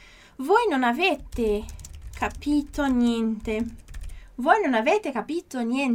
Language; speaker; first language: Italian; non-native, fluent; Portuguese